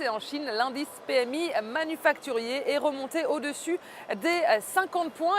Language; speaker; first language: French; native; French